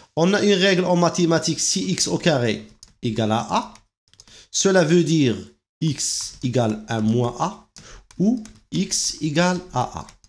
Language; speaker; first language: French; non-native, local second language; Arabic